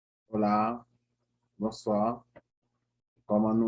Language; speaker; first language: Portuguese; non-native, fluent; Haitian Creole